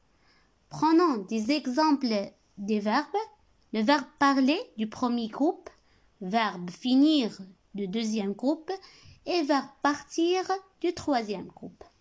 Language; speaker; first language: French; non-native, local second language; Arabic